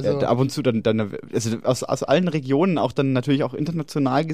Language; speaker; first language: German; native; German